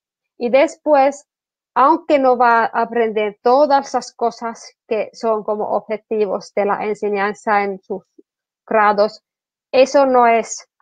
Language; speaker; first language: Spanish; non-native, fluent; Finnish